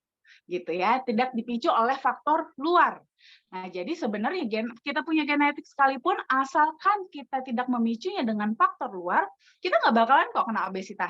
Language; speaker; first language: Indonesian; native; Indonesian